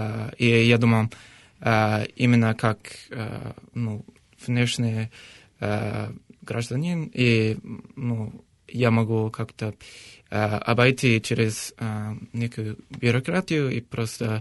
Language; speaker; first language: Russian; non-native, fluent; English